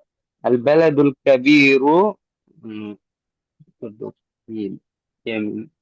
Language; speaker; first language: Arabic; non-native, learner; Bangla